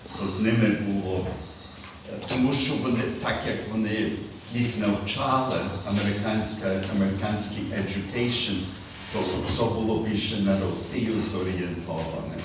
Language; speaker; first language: Ukrainian; early bilingual, heritage; Ukrainian